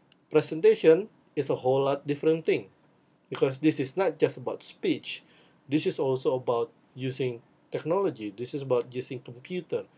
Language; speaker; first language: English; non-native, fluent; Indonesian